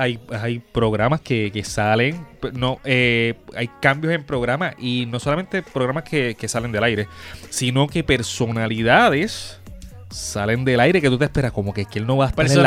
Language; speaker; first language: Spanish; native; Spanish